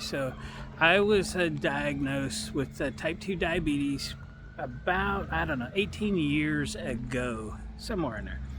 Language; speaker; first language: English; native; English